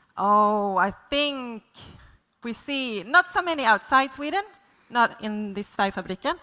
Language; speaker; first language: English; non-native, fluent; Swedish